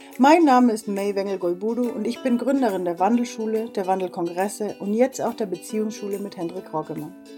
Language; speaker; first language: German; early bilingual, other home language; Spanish